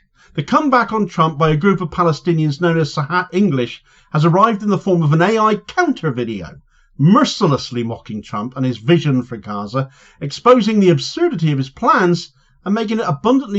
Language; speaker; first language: English; native; English